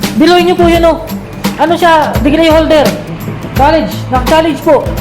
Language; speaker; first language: Filipino; non-native, local second language; Bikol